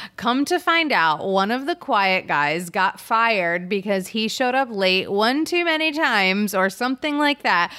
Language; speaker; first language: English; native; English